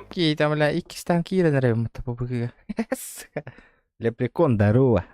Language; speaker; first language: Russian; non-native, local second language; Yakut